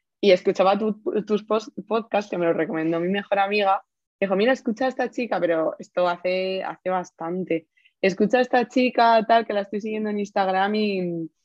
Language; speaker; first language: Spanish; native; Spanish